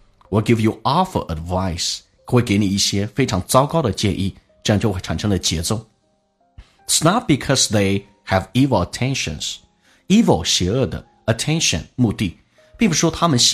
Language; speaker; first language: Chinese; native; Chinese